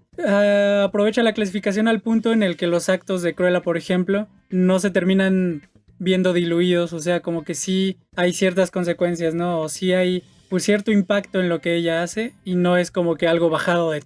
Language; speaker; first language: Spanish; native; Spanish